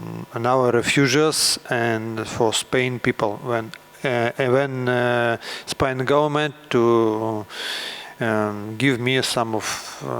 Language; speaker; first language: English; non-native, learner; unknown